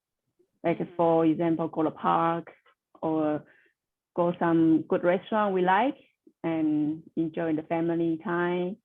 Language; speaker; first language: English; non-native, learner; Chinese